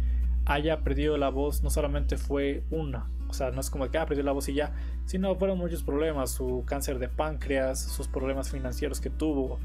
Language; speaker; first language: Spanish; native; Spanish